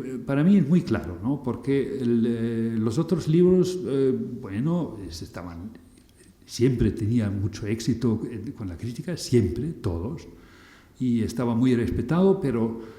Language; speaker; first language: Spanish; non-native, fluent; German